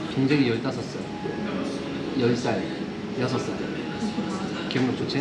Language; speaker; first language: Korean; native; Korean